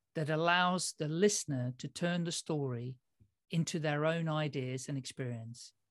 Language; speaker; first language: English; early bilingual, other home language; Dutch